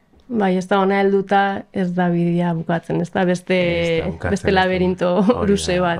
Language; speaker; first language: Basque; native; Basque